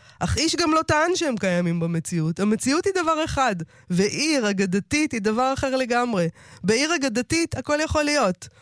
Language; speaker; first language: Hebrew; native; Hebrew